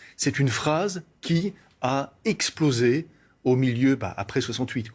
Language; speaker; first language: French; native; French